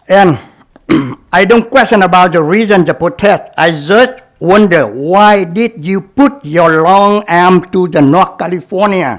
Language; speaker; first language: English; non-native, learner; Vietnamese